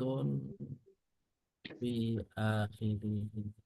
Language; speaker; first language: Arabic; non-native, fluent; Indonesian